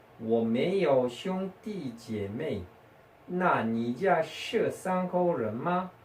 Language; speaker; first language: Chinese; non-native, fluent; Korean